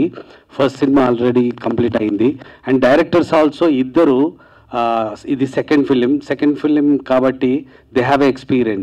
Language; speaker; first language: Telugu; native; Telugu